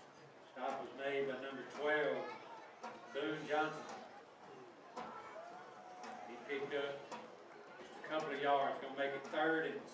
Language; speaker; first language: English; native; English